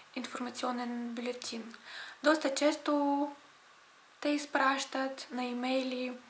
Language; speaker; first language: Bulgarian; non-native, fluent; Russian